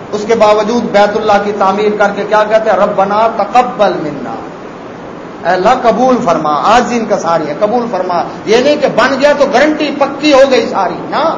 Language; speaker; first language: Urdu; non-native, local second language; Saraiki